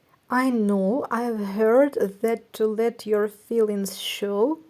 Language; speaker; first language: English; non-native, fluent; Ukrainian